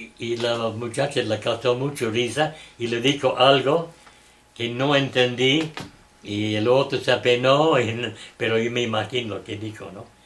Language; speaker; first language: Spanish; non-native, fluent; English